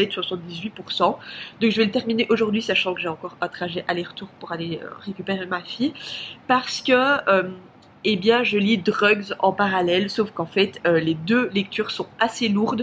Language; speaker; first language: French; native; French